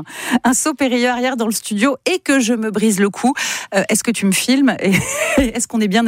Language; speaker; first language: French; native; French